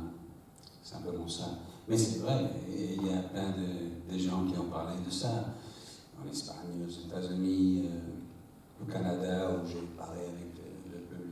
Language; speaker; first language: French; non-native, fluent; English